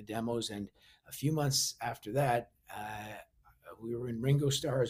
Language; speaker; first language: English; native; English